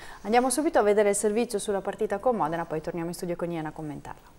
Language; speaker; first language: Italian; native; Italian